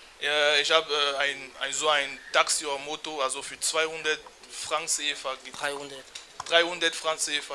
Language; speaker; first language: German; non-native, learner; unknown